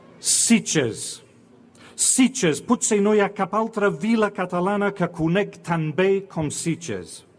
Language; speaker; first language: Catalan; non-native, fluent; English